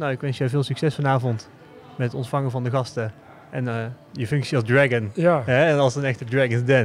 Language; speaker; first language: Dutch; native; Dutch